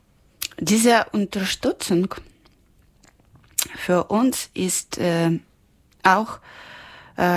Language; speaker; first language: German; non-native, learner; Ukrainian